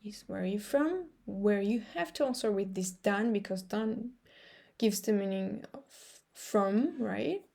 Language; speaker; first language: English; non-native, fluent; Georgian